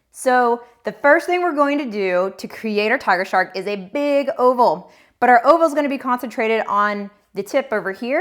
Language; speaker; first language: English; native; English